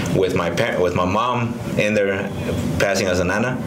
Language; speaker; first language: English; early bilingual, other home language; Spanish